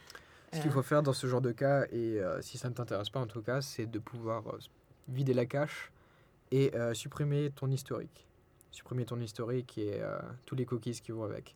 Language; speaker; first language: French; non-native, fluent; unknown